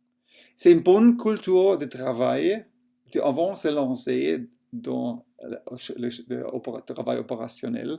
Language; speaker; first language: French; non-native, local second language; German